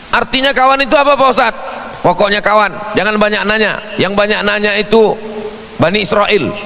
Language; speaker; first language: Indonesian; native; Indonesian